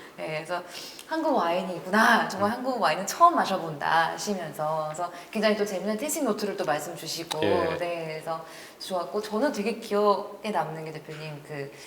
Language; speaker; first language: Korean; non-native, fluent; French